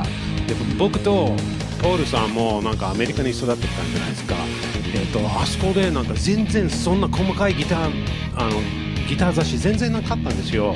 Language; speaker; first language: Japanese; non-native, fluent; English